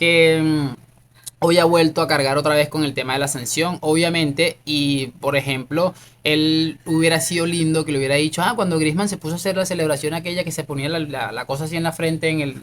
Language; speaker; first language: Spanish; native; Spanish